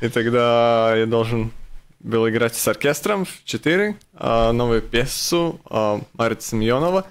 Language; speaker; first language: Russian; non-native, local second language; Latvian